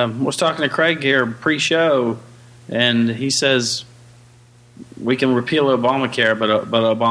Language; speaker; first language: English; native; English